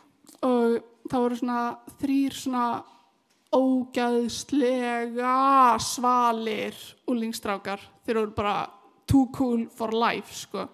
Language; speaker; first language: Icelandic; native; Icelandic